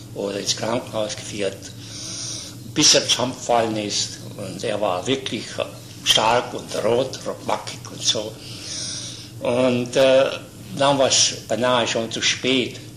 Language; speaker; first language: German; native; German